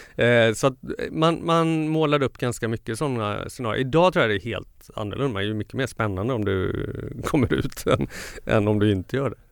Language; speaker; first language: Swedish; native; Swedish